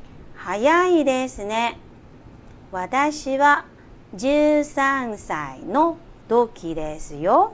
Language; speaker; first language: Japanese; non-native, fluent; Chinese